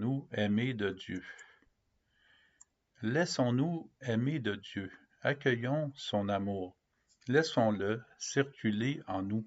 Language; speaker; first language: French; native; French